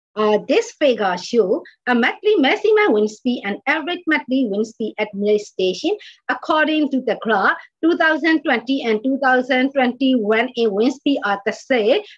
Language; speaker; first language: English; non-native, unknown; Burmese